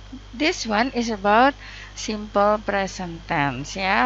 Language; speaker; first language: English; non-native, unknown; Indonesian